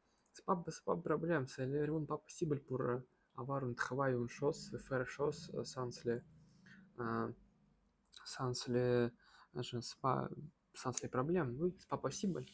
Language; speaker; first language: French; non-native, learner; Russian